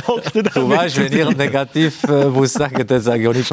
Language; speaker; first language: German; non-native, fluent; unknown